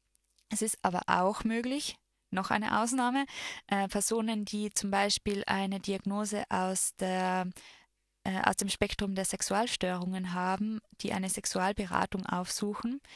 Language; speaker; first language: German; native; German